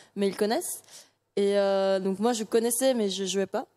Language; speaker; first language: French; early bilingual, other home language; Korean